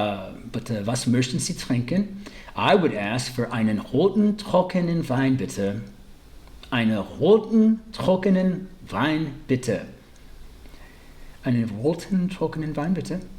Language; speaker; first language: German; early bilingual, heritage; English